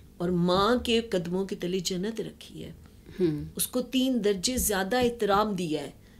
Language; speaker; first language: Urdu; non-native, local second language; Punjabi